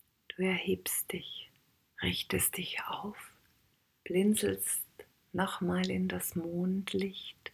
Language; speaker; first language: German; native; German